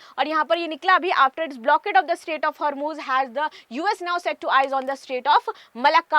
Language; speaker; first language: Hindi; native; Hindi